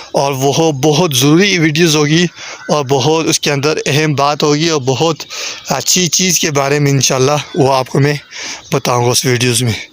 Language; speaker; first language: Urdu; non-native, local second language; Northern Hindko